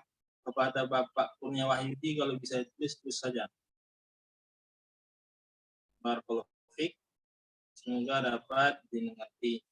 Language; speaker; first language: Indonesian; native; Indonesian